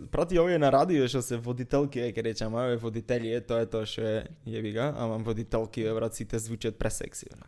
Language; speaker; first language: Macedonian; native; Macedonian